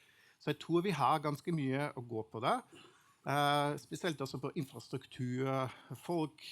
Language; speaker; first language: Norwegian; non-native, fluent; German